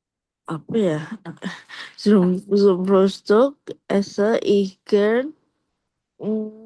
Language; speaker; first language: German; non-native, learner; Indonesian